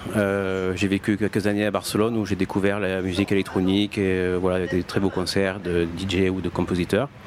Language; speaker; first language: French; native; French